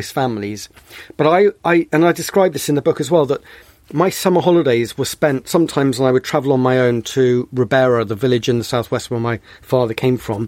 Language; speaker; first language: English; native; English